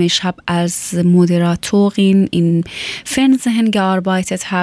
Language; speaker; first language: German; non-native, learner; Persian